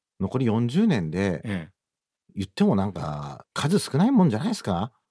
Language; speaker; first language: Japanese; native; Japanese